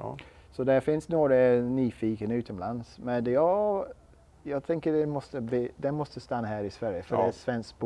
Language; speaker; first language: Swedish; non-native, learner; English